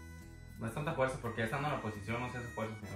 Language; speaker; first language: Spanish; native; Spanish